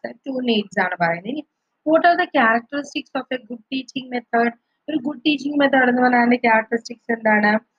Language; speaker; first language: English; non-native, local second language; Malayalam